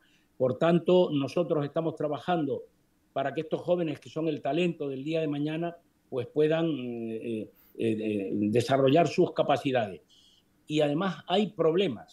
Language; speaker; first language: Spanish; native; Spanish